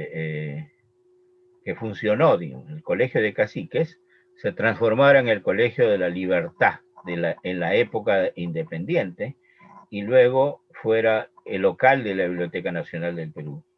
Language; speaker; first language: Spanish; native; Spanish